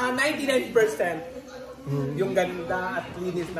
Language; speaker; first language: Filipino; non-native, local second language; Cebuano